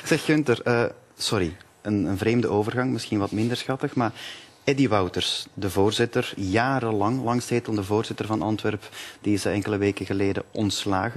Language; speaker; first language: Dutch; native; Dutch